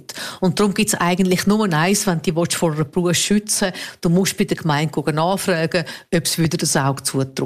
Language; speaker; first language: German; native; German